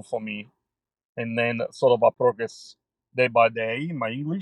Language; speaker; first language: English; non-native, fluent; Italian